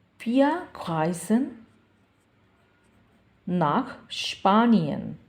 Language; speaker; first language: German; non-native, learner; Bangla